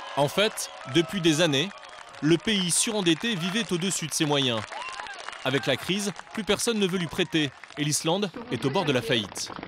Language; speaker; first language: French; native; French